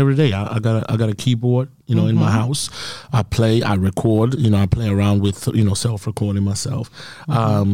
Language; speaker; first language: English; non-native, local second language; Shona